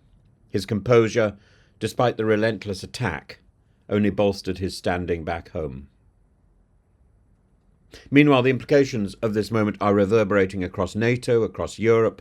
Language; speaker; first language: English; native; English